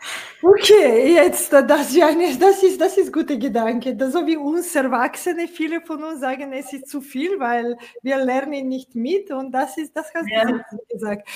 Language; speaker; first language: German; non-native, fluent; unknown